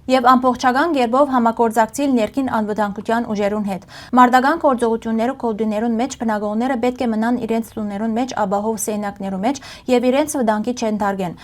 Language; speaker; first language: Armenian; early bilingual, heritage; Armenian